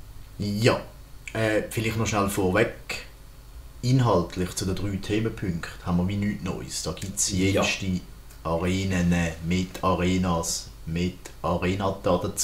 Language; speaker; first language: German; native; German